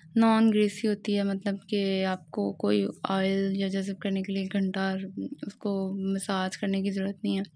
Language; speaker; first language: Urdu; non-native, local second language; Pashto